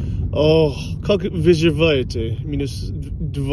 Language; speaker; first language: Russian; non-native, learner; English